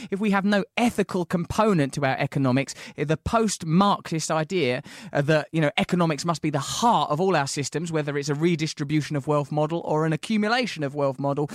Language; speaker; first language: English; native; English